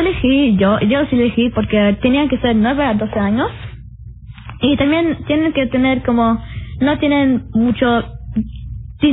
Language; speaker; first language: Spanish; early bilingual, heritage; Spanish